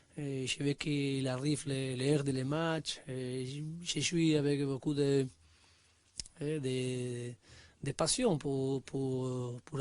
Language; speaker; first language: French; non-native, learner; Spanish